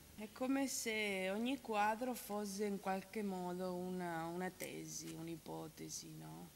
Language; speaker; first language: Italian; non-native, fluent; Spanish